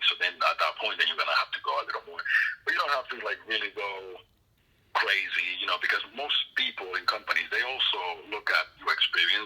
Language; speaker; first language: English; non-native, fluent; Spanish